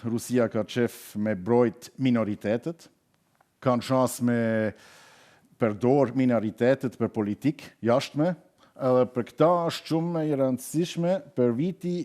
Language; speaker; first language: Albanian; non-native, learner; German